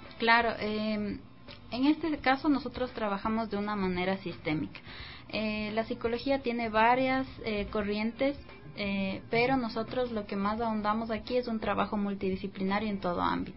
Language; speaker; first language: Spanish; native; Spanish